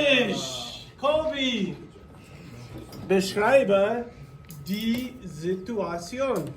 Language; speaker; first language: German; non-native, fluent; English